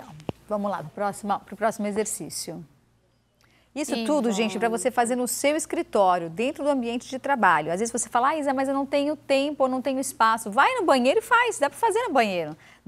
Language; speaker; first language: Portuguese; native; Portuguese